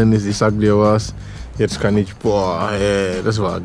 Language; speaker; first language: German; non-native, learner; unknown